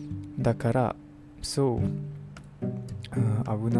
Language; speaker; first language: Japanese; non-native, learner; English